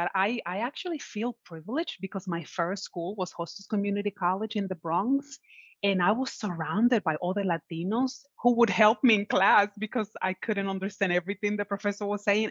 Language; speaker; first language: English; non-native, fluent; Spanish